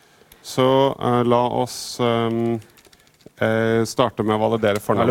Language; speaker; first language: Norwegian; native; Norwegian